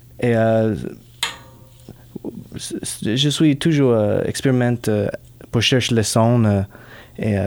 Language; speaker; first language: French; non-native, learner; English